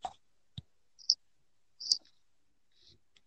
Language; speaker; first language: English; non-native, local second language; Gujarati